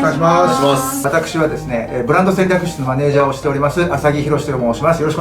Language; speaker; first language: Japanese; native; Japanese